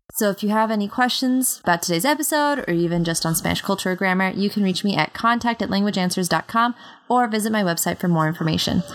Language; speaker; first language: English; native; English